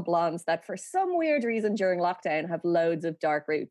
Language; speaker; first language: English; native; English